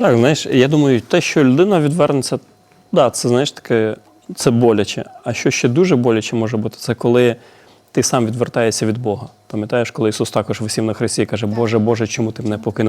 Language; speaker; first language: Ukrainian; native; Ukrainian